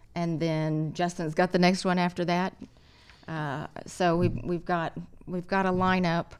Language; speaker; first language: English; native; English